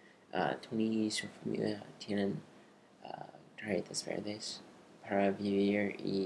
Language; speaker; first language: Spanish; non-native, learner; English